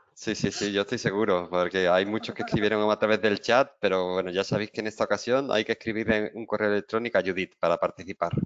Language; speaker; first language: Spanish; native; Spanish